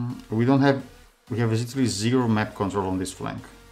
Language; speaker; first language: English; non-native, fluent; Italian